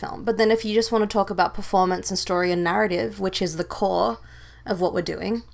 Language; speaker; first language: English; native; English